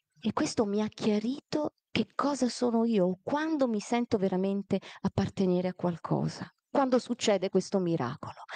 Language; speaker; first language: Italian; early bilingual, other home language; Amharic